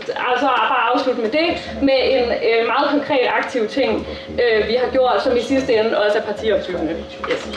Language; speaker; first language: Danish; native; Danish